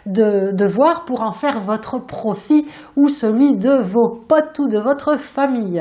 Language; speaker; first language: French; native; French